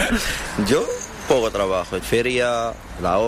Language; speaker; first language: Spanish; non-native, learner; Arabic